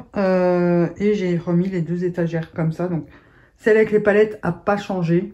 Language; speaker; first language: French; native; French